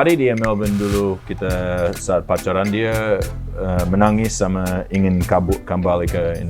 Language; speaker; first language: Indonesian; non-native, learner; English